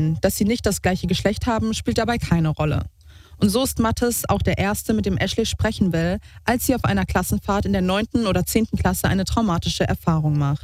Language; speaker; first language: German; native; German